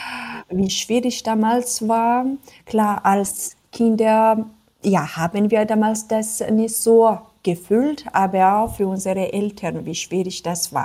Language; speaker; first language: German; non-native, fluent; Georgian